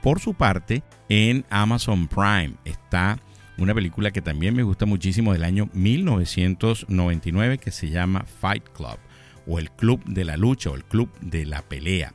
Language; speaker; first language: Spanish; native; Spanish